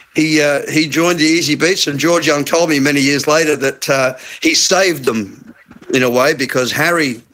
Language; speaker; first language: English; native; English